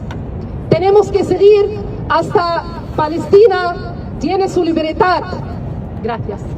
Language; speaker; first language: Spanish; non-native, fluent; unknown